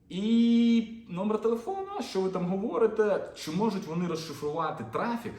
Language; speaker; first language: Ukrainian; non-native, local second language; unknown